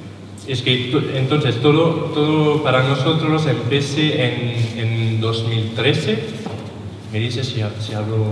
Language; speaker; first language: Spanish; non-native, learner; French